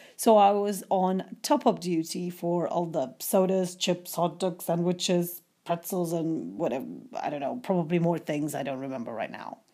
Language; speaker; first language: English; non-native, fluent; Polish